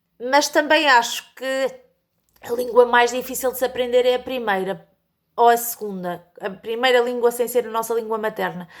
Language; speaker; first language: Portuguese; native; Portuguese